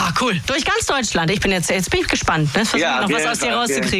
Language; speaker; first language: German; native; German